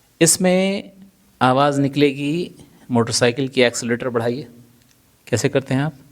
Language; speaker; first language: Urdu; native; Urdu